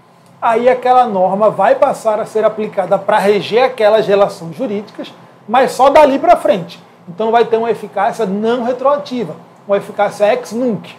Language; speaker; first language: Portuguese; native; Portuguese